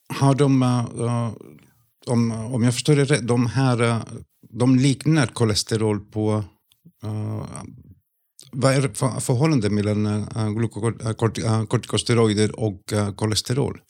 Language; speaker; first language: Swedish; non-native, fluent; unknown